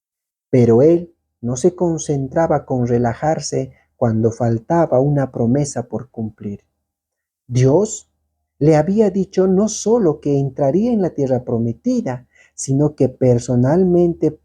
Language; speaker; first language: Spanish; native; Spanish